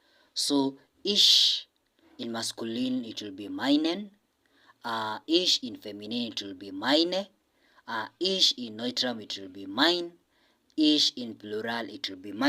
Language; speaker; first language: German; non-native, fluent; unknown